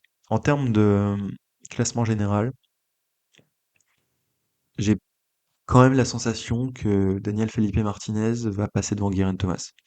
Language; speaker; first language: French; native; French